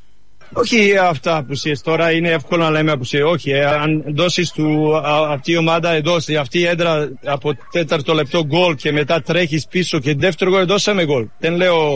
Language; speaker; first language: Greek; non-native, fluent; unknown